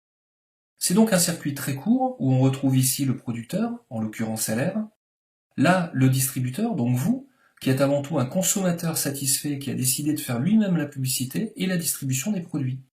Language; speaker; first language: French; native; French